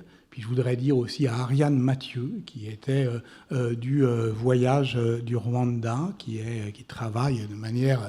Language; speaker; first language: French; native; French